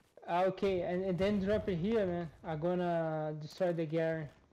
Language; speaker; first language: English; non-native, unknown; Portuguese